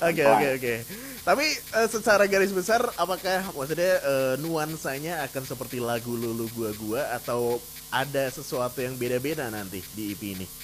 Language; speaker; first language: Indonesian; native; Indonesian